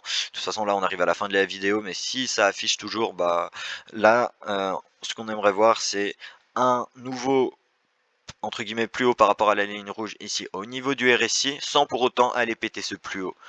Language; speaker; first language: French; native; French